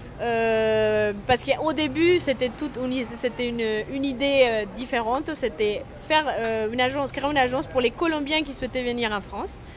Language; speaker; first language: French; non-native, fluent; Spanish